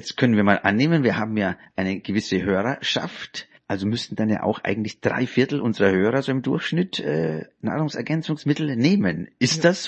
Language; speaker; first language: German; native; German